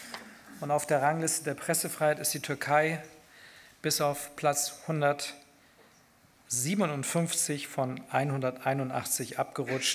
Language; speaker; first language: German; native; German